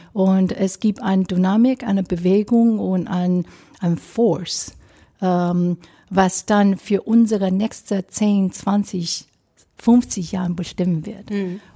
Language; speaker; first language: German; non-native, fluent; Chinese